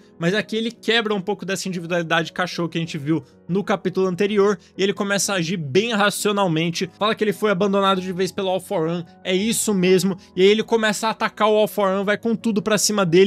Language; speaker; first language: Portuguese; native; Portuguese